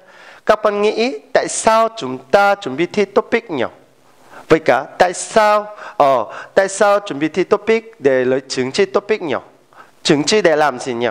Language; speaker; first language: Vietnamese; non-native, fluent; Korean